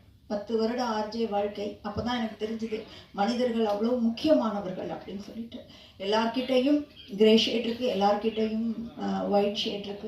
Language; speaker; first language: Tamil; native; Tamil